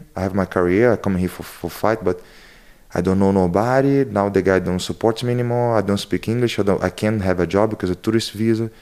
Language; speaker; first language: English; non-native, learner; Portuguese